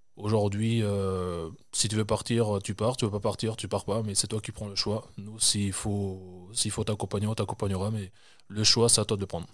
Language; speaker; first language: French; native; French